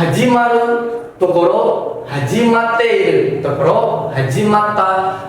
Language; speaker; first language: Japanese; non-native, fluent; Indonesian